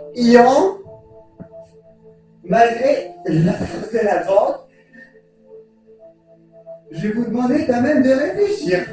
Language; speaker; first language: French; native; French